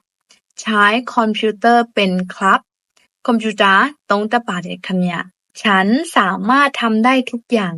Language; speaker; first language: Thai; non-native, fluent; Burmese